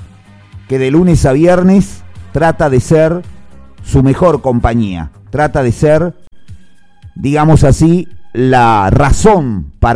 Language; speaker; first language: Spanish; native; Spanish